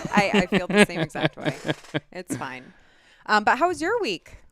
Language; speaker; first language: English; native; English